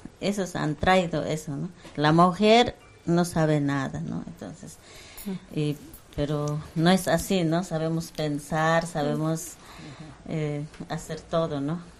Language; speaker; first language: Spanish; non-native, local second language; Aymara